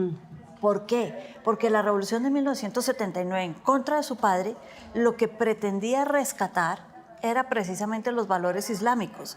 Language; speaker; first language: Spanish; native; Spanish